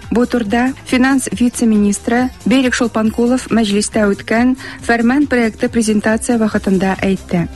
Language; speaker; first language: Tatar; early bilingual, heritage; Tatar